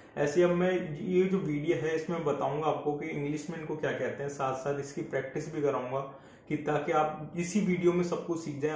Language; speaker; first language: Hindi; native; Hindi